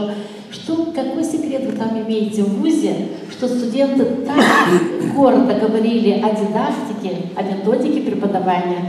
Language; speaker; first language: Russian; non-native, local second language; Romanian